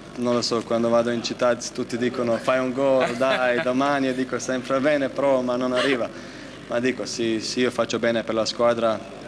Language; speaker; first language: Italian; non-native, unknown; Croatian